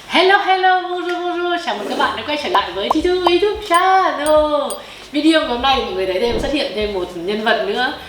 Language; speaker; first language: Vietnamese; native; Vietnamese